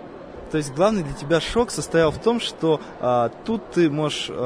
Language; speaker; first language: Russian; native; Russian